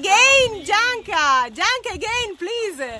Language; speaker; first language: English; non-native, learner; Italian